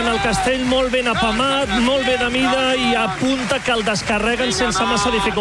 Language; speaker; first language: Catalan; native; Catalan